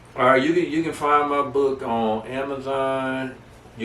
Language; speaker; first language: English; native; English